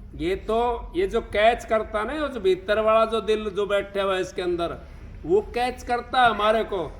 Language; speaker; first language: Hindi; native; Hindi